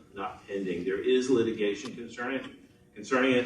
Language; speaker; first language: English; native; English